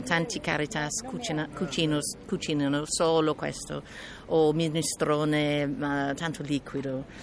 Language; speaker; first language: Italian; non-native, learner; English